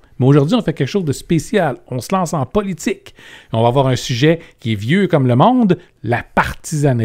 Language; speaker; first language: French; native; French